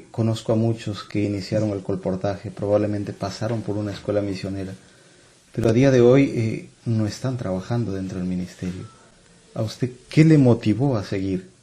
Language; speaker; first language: Spanish; native; Spanish